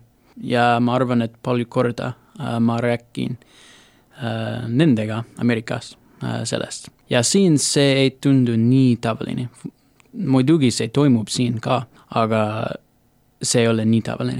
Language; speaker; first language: Estonian; non-native, learner; English